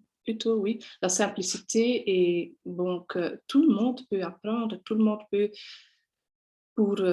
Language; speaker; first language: French; non-native, local second language; Dutch